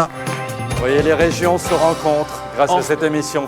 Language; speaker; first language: French; native; French